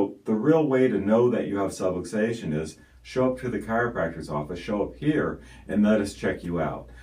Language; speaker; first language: English; native; English